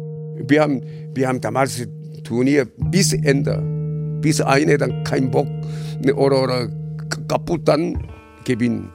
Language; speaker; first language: German; non-native, learner; Korean